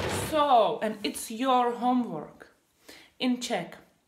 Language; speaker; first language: English; non-native, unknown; Czech